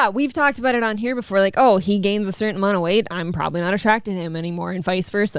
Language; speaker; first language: English; native; English